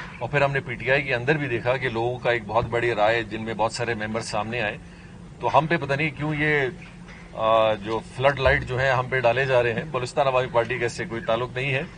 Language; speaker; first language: Urdu; non-native, local second language; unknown